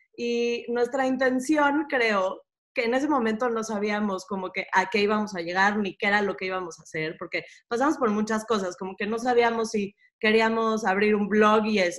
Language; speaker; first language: Spanish; native; Spanish